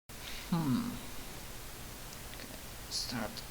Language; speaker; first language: English; non-native, fluent; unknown